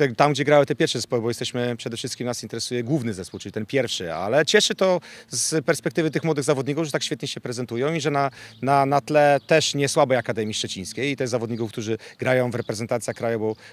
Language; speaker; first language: Polish; native; Polish